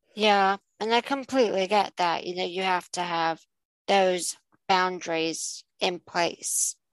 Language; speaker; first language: English; native; English